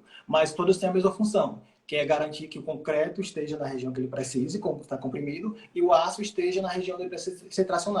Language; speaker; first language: Portuguese; native; Portuguese